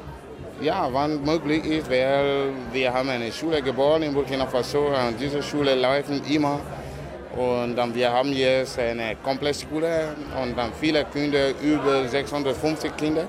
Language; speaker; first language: German; non-native, learner; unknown